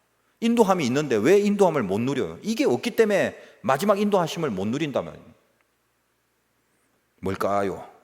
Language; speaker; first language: Korean; native; Korean